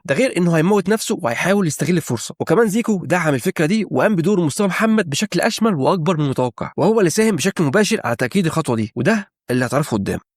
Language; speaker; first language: Arabic; native; Arabic